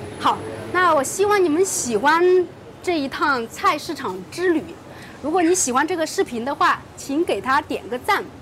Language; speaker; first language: Chinese; native; Chinese